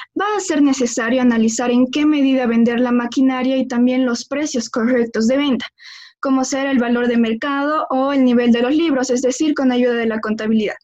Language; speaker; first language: Spanish; native; Spanish